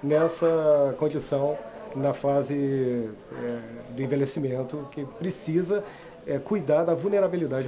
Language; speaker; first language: Portuguese; native; Portuguese